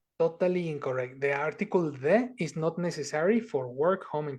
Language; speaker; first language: English; non-native, fluent; Spanish